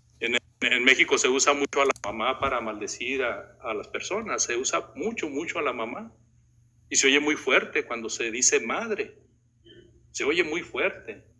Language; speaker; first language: Spanish; native; Spanish